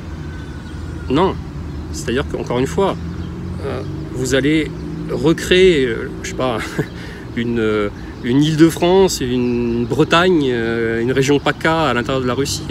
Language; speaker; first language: French; native; French